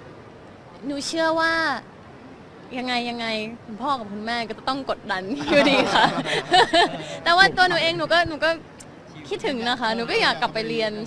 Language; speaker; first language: Thai; native; Thai